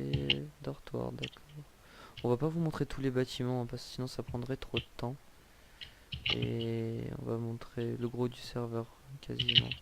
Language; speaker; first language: French; native; French